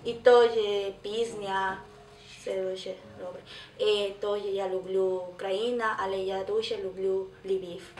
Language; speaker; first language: Ukrainian; non-native, learner; Spanish